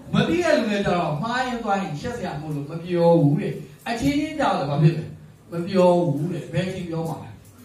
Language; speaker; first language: Burmese; native; Burmese